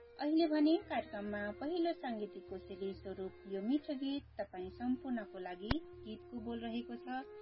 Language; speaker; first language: Nepali; non-native, local second language; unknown